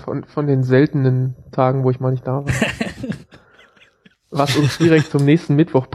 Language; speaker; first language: German; native; German